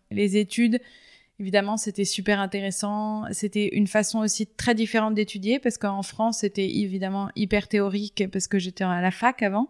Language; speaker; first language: French; native; French